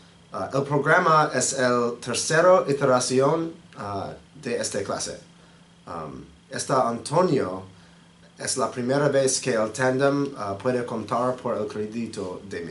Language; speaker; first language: Spanish; non-native, learner; English